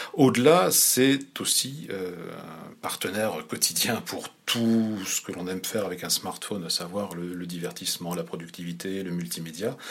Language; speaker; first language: French; native; French